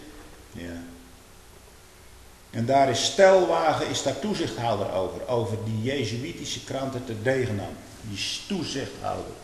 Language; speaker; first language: Dutch; native; Dutch